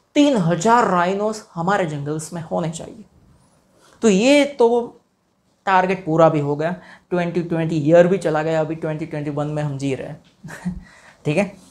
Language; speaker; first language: Hindi; non-native, local second language; Gujarati